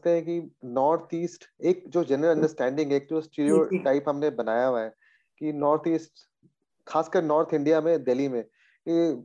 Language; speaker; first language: Hindi; native; Hindi